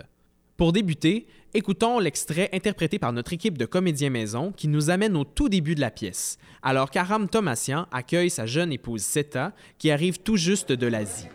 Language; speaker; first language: French; native; French